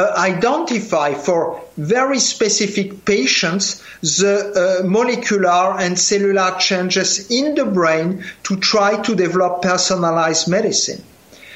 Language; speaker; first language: English; non-native, fluent; French